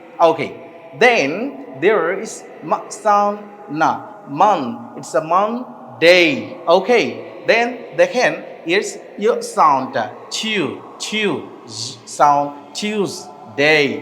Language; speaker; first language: English; non-native, local second language; Bangla